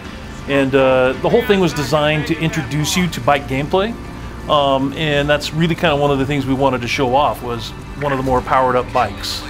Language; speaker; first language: English; native; English